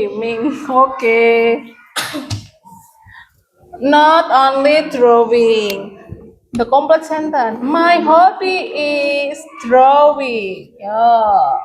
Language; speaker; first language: English; non-native, learner; Indonesian